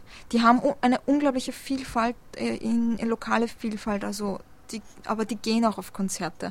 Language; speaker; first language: German; early bilingual, other home language; Polish